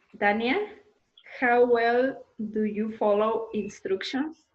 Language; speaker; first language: English; non-native, learner; Spanish